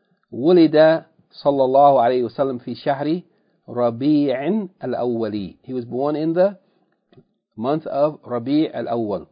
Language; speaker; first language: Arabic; non-native, fluent; English